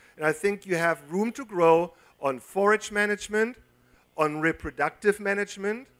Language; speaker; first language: English; non-native, fluent; German